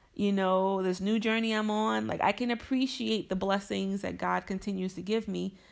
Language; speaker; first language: English; native; English